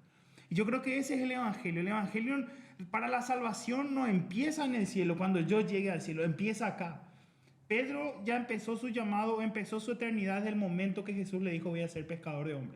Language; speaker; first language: Spanish; native; Spanish